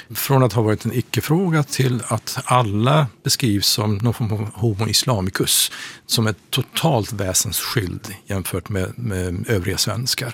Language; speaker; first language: Swedish; non-native, fluent; Persian